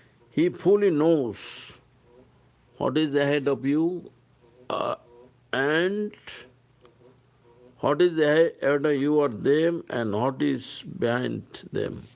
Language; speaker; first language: English; non-native, local second language; Bangla